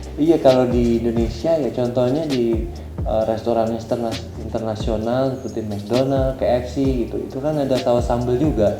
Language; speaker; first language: Indonesian; native; Indonesian